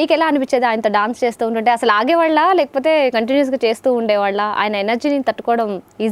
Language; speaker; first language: Telugu; native; Telugu